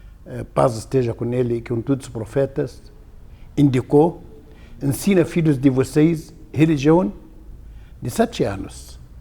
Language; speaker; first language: Portuguese; non-native, learner; Arabic